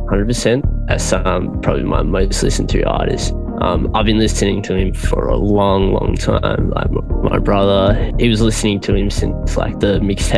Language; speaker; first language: English; native; English